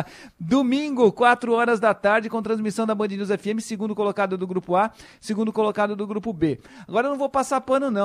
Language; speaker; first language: Portuguese; native; Portuguese